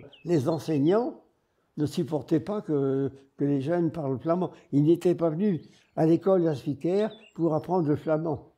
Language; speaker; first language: French; non-native, local second language; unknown